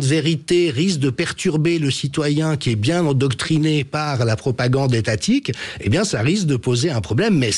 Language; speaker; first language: French; native; French